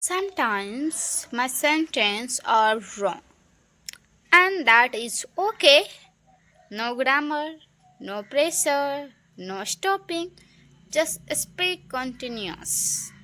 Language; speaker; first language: English; non-native, local second language; Hindi